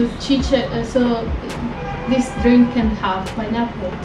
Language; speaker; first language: English; non-native, fluent; Ukrainian